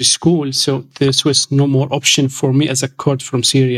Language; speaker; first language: English; non-native, fluent; Arabic